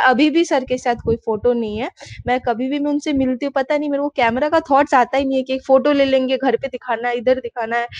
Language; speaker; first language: Hindi; non-native, local second language; Bangla